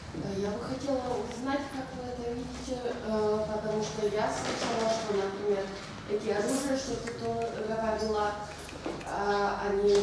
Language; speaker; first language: Russian; non-native, fluent; German